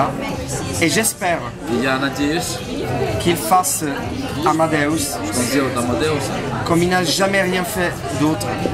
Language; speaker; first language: French; non-native, fluent; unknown